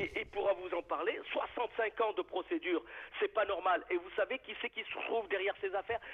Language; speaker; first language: French; native; French